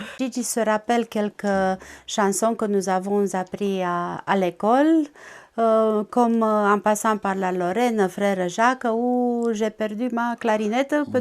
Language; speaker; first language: French; non-native, fluent; Romanian